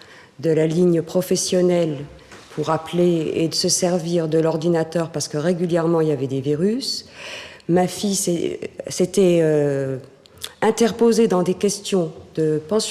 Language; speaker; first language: French; native; French